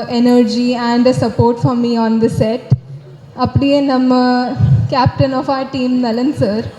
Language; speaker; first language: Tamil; non-native, learner; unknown